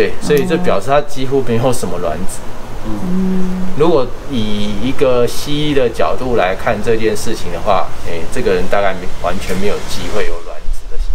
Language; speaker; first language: Chinese; native; Chinese